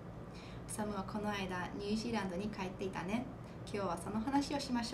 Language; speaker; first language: Japanese; non-native, fluent; English